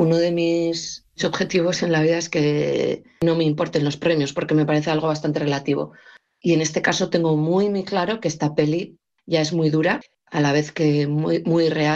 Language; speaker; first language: Spanish; native; Spanish